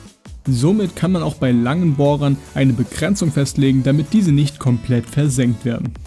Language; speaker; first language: German; native; German